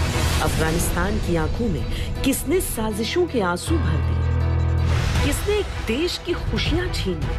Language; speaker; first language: Hindi; native; Hindi